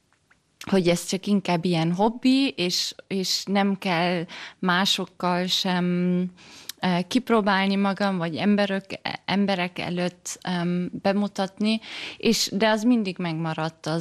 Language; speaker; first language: Hungarian; early bilingual, heritage; German